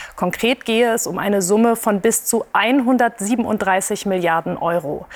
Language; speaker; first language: German; native; German